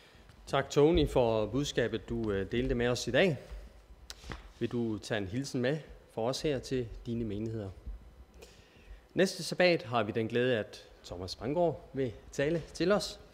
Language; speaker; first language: Danish; native; Danish